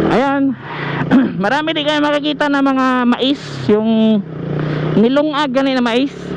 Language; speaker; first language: Filipino; non-native, local second language; Cebuano